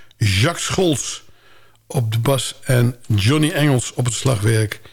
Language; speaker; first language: Dutch; native; Dutch